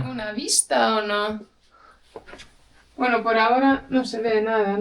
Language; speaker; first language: Spanish; non-native, fluent; Portuguese